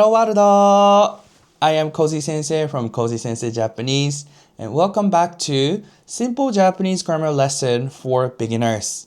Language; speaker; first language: English; non-native, fluent; Japanese